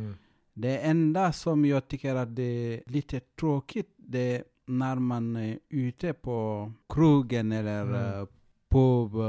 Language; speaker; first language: Swedish; non-native, fluent; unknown